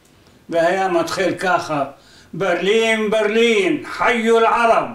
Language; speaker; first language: Hebrew; non-native, fluent; Arabic